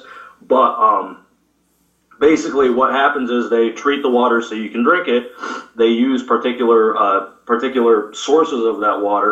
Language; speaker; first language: English; native; English